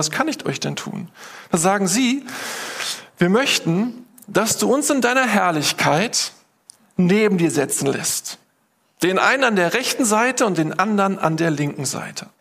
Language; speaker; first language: German; native; German